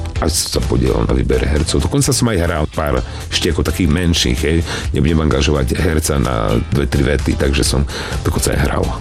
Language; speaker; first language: Slovak; non-native, local second language; Romany